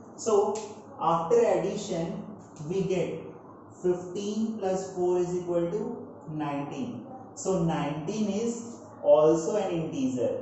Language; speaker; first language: English; non-native, local second language; Hindi